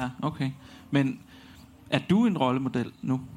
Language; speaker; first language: Swedish; non-native, learner; Danish